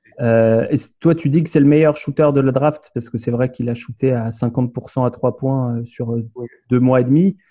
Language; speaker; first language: French; native; French